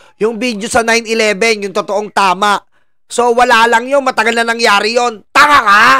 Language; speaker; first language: Filipino; native; Filipino